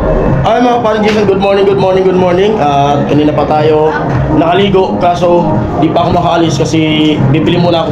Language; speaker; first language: Filipino; non-native, local second language; Bikol